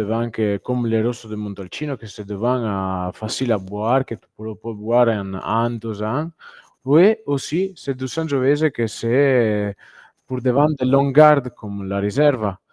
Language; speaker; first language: French; non-native, fluent; Italian